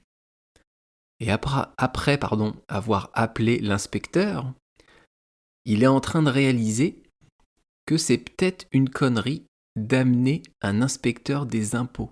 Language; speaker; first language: French; native; French